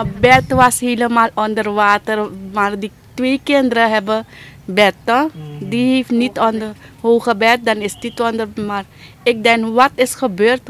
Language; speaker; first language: Dutch; non-native, local second language; Caribbean Hindustani